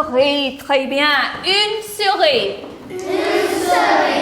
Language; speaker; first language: French; non-native, fluent; English